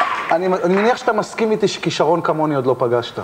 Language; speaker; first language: Hebrew; native; Hebrew